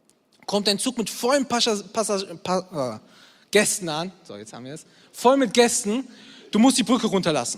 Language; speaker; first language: German; native; German